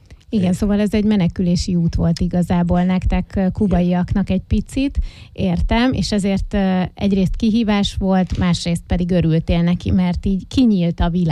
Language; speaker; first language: Hungarian; native; Hungarian